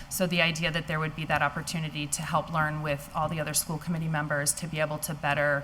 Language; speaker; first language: English; native; English